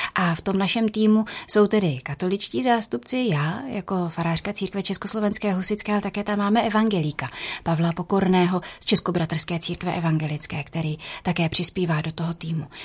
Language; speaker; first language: Czech; native; Czech